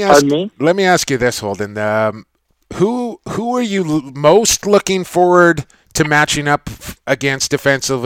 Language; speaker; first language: English; native; English